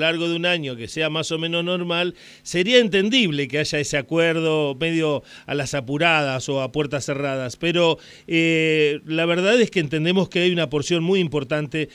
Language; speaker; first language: Spanish; native; Spanish